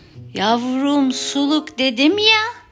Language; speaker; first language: Turkish; native; Turkish